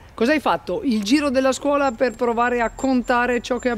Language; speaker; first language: Italian; native; Italian